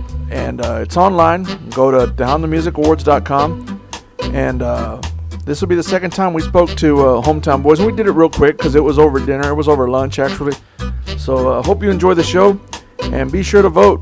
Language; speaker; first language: English; early bilingual, other home language; Spanish